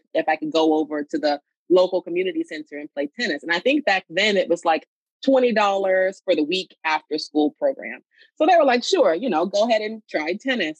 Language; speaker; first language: English; native; English